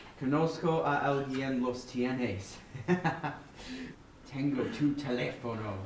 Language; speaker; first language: Spanish; non-native, learner; English